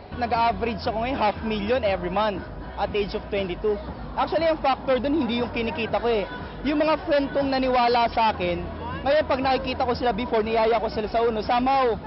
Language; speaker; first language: Filipino; native; Filipino